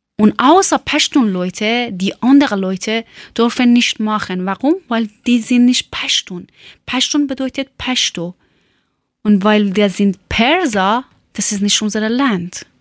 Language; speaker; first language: German; non-native, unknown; Persian